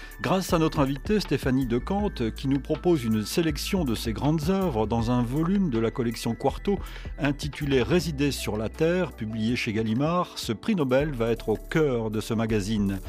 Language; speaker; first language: French; native; French